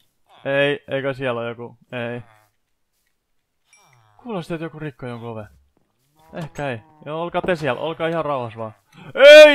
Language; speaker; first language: Finnish; native; Finnish